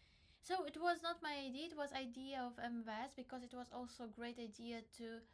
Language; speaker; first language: English; non-native, learner; Crimean Tatar